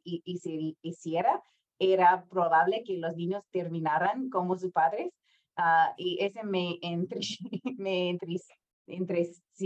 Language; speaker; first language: Spanish; non-native, fluent; English